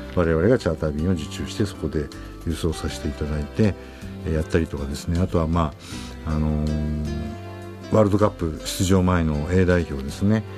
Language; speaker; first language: Japanese; native; Japanese